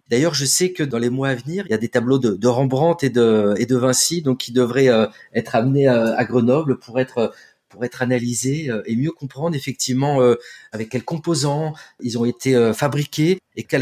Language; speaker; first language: French; native; French